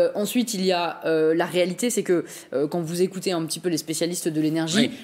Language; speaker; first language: French; native; French